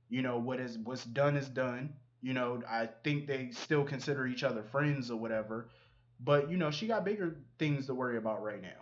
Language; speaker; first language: English; native; English